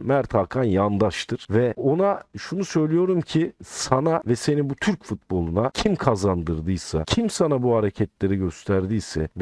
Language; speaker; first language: Turkish; native; Turkish